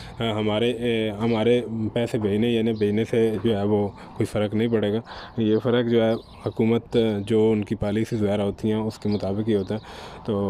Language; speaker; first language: Urdu; native; Urdu